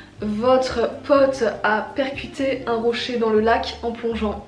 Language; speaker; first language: French; native; French